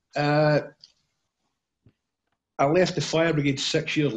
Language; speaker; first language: English; native; English